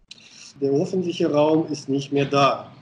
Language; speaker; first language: German; non-native, fluent; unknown